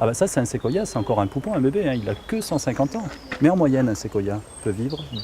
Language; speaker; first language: French; native; French